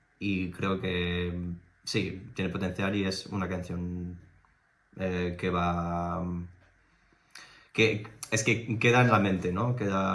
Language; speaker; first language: Spanish; non-native, fluent; French